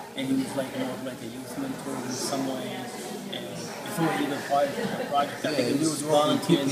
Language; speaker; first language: English; early bilingual, other home language; Somali